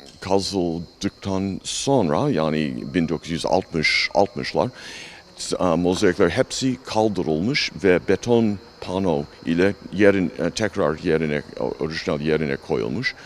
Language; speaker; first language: Turkish; non-native, learner; English